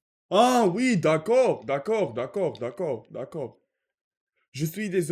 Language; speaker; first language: French; non-native, learner; Russian